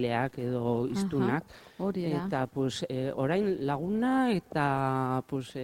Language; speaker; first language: Basque; non-native, local second language; Spanish